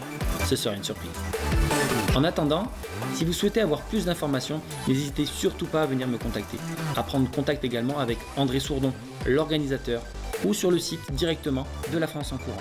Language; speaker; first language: French; native; French